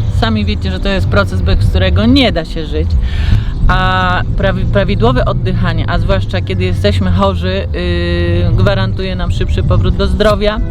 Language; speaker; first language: Polish; native; Polish